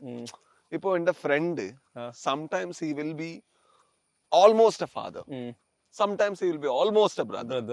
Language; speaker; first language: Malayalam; non-native, learner; Kannada